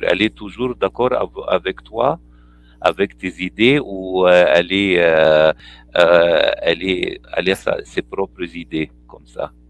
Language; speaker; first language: French; non-native, fluent; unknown